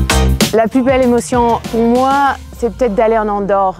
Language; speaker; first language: French; non-native, fluent; English